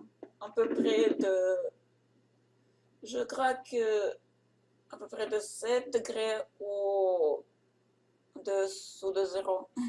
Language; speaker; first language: French; non-native, learner; Russian